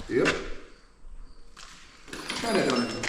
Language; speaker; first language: English; native; English